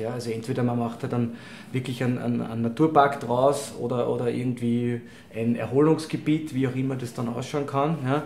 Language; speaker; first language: German; native; German